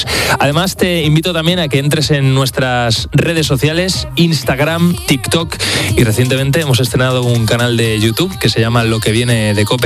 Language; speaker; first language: Spanish; native; Spanish